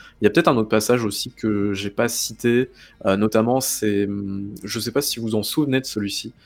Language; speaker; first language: French; native; French